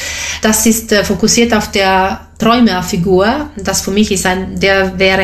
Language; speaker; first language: German; non-native, fluent; Italian